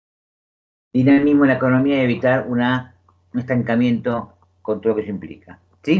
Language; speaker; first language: Spanish; native; Spanish